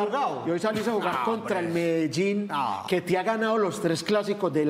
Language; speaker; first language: Spanish; native; Spanish